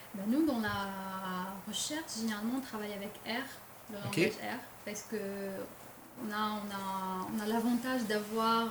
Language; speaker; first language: French; non-native, local second language; Arabic